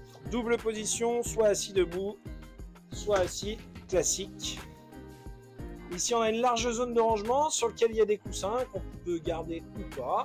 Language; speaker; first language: French; native; French